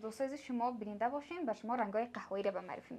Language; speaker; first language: Persian; native; Persian